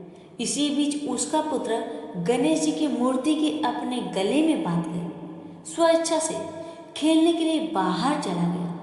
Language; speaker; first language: Hindi; native; Hindi